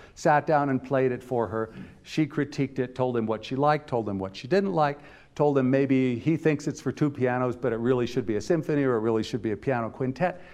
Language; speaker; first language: English; native; English